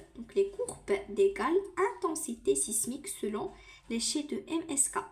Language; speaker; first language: French; non-native, local second language; Arabic